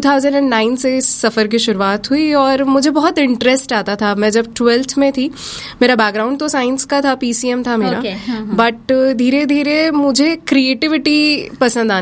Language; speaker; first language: Hindi; native; Hindi